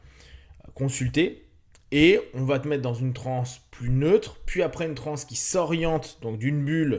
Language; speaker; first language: French; native; French